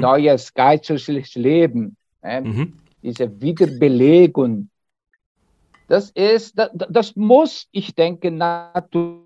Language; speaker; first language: German; non-native, learner; Portuguese